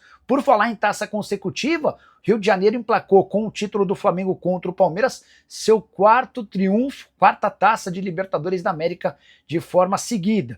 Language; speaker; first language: Portuguese; native; Portuguese